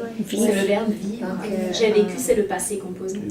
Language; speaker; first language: French; native; French